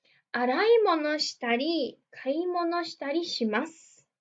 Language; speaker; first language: Japanese; non-native, fluent; Portuguese